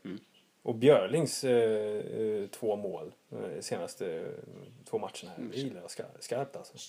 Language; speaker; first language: Swedish; native; Swedish